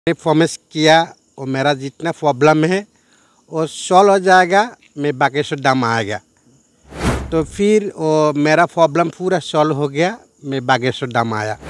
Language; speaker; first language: Hindi; non-native, learner; Bangla